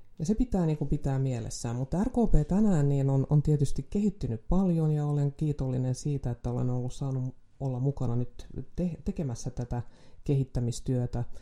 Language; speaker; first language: Finnish; non-native, local second language; Swedish